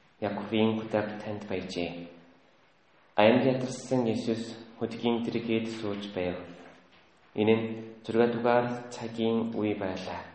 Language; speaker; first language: Mongolian; native; Mongolian